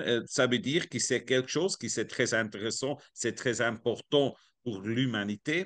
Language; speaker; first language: French; non-native, learner; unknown